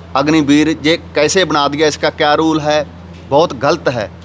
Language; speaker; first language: Hindi; native; Hindi